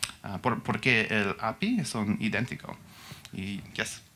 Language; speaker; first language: Spanish; non-native, learner; English